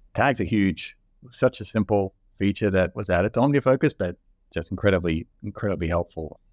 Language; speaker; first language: English; native; English